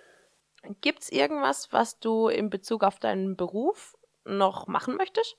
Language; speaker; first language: German; native; German